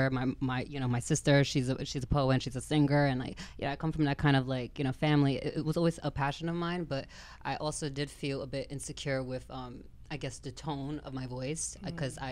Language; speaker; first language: English; native; English